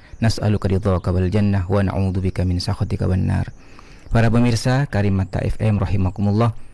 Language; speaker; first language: Indonesian; non-native, local second language; Madurese